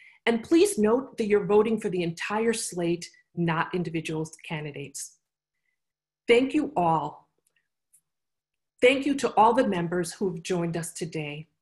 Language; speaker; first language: English; native; English